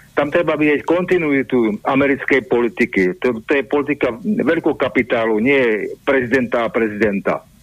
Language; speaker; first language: Slovak; native; Slovak